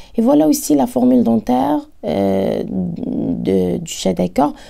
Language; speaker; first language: French; non-native, local second language; Arabic